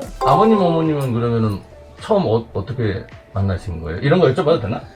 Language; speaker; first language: Korean; native; Korean